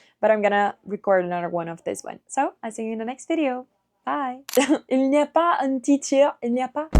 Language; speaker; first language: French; non-native, fluent; Portuguese